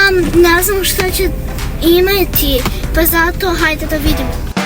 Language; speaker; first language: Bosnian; early bilingual, heritage; Serbian